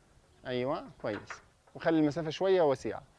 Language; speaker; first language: Arabic; native; Arabic